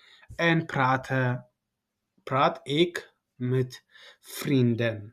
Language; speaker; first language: Dutch; non-native, learner; Tigrinya